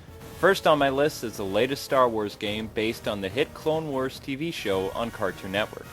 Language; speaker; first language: English; native; English